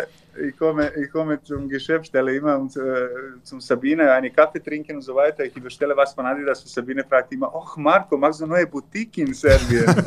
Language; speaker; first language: German; non-native, learner; Serbian